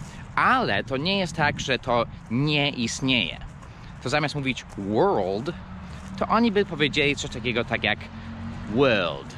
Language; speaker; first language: Polish; non-native, fluent; English